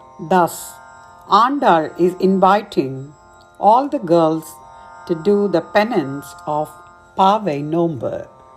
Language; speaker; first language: English; non-native, local second language; Tamil